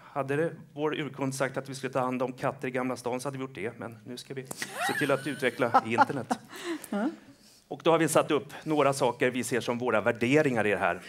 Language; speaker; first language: Swedish; native; Swedish